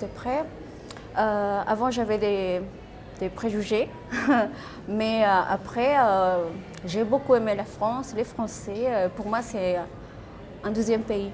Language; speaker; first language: French; non-native, fluent; Spanish